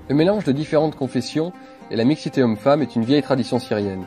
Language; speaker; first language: French; native; French